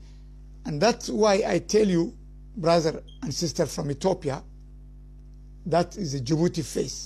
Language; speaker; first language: English; non-native, learner; Somali